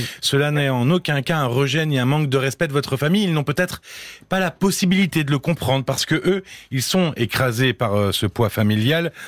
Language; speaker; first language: French; native; French